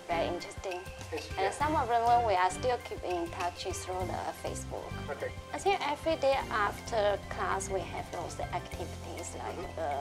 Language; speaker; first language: English; non-native, learner; Chinese